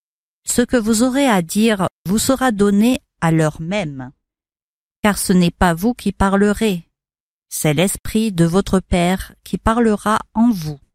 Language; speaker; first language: French; native; French